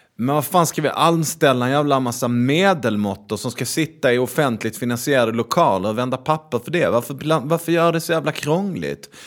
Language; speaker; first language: Swedish; native; Swedish